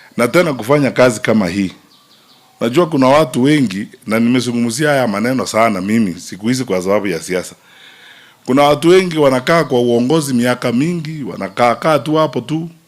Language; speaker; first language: Swahili; non-native, local second language; Gusii